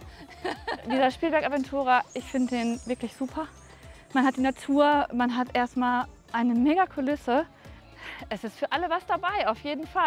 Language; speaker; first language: German; native; German